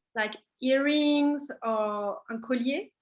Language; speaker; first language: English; non-native, learner; French